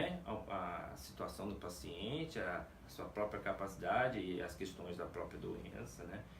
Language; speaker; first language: Portuguese; native; Portuguese